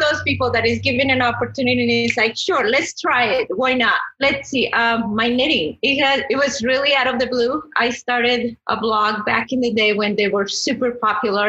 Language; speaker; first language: English; non-native, fluent; Spanish